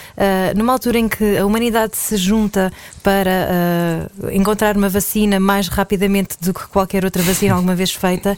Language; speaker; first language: Portuguese; native; Portuguese